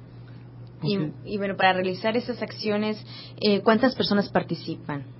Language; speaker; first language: Spanish; native; Spanish